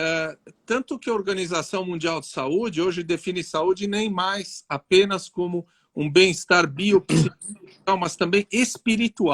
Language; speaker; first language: Portuguese; native; Portuguese